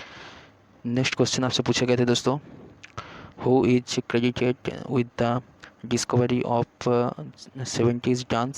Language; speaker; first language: Hindi; native; Hindi